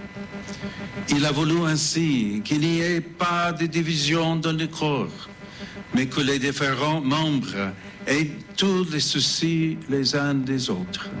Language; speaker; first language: French; non-native, fluent; English